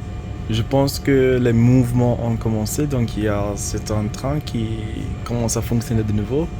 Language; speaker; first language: French; non-native, fluent; English